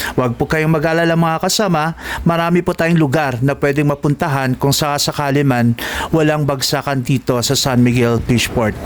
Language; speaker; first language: Filipino; non-native, local second language; Cebuano